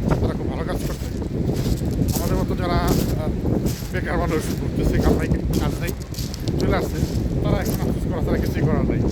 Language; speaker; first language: Bangla; native; Bangla